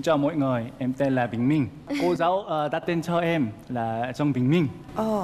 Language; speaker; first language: Vietnamese; non-native, fluent; Korean